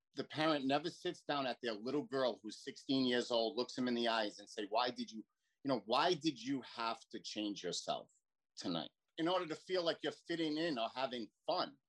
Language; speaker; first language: English; native; English